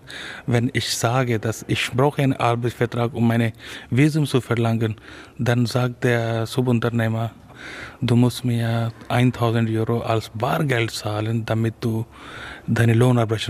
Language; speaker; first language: German; non-native, learner; Urdu